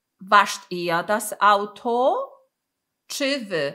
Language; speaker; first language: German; non-native, fluent; Polish